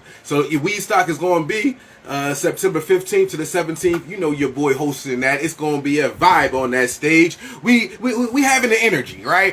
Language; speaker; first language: English; native; English